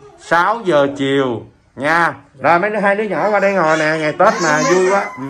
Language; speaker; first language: Vietnamese; native; Vietnamese